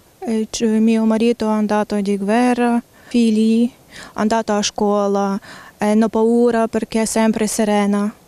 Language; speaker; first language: Italian; non-native, learner; Ukrainian